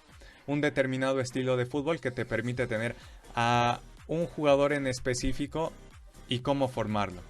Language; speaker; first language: Spanish; native; Spanish